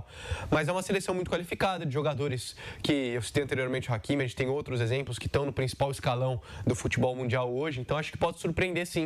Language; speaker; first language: Portuguese; native; Portuguese